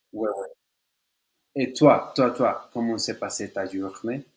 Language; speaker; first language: French; non-native, learner; Spanish